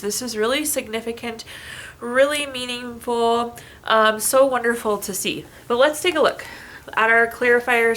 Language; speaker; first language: English; native; English